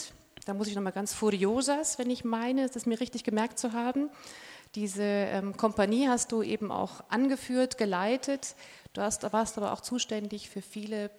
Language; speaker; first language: German; native; German